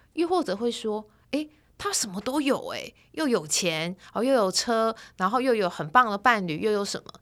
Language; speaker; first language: Chinese; native; Chinese